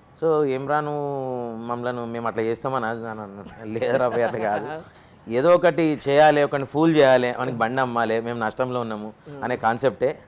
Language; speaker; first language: Telugu; native; Telugu